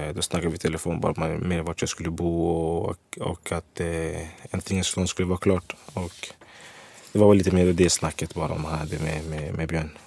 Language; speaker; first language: Swedish; early bilingual, other home language; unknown